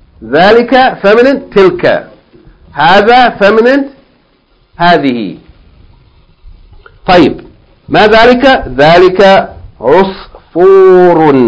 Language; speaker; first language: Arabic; non-native, fluent; English